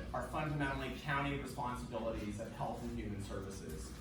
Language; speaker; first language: English; native; English